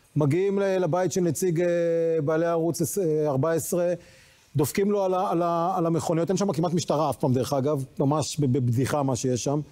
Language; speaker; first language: Hebrew; native; Hebrew